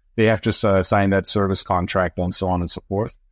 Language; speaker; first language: English; non-native, fluent; German